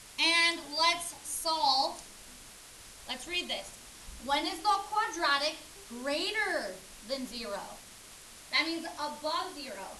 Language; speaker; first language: English; native; English